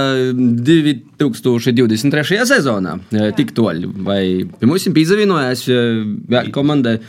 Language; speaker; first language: Latvian; native; Latvian